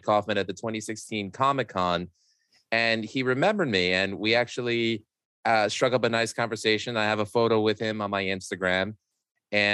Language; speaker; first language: English; native; English